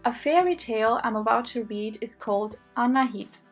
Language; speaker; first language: English; non-native, fluent; Armenian